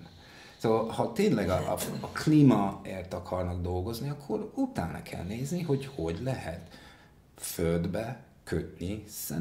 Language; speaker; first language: Hungarian; non-native, fluent; English